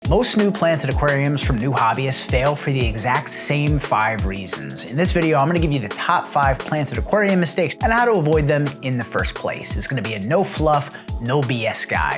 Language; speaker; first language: English; native; English